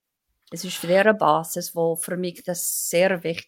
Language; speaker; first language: German; non-native, fluent; English